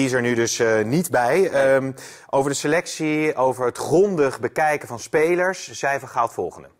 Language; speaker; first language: Dutch; native; Dutch